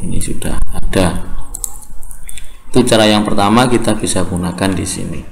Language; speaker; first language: Indonesian; native; Indonesian